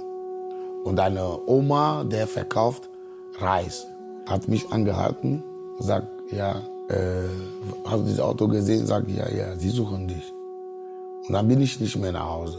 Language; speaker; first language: German; non-native, fluent; Ewe